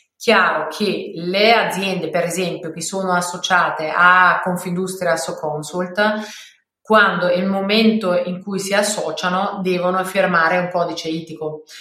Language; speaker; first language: Italian; non-native, fluent; German